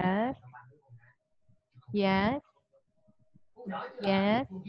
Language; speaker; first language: English; non-native, fluent; Vietnamese